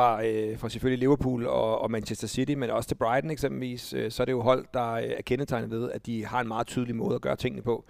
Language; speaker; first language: Danish; native; Danish